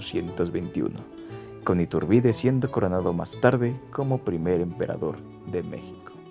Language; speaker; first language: Spanish; native; Spanish